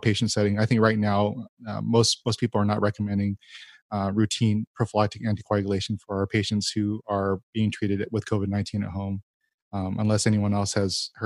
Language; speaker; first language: English; native; English